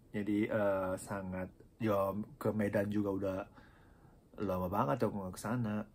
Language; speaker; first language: Indonesian; non-native, fluent; Japanese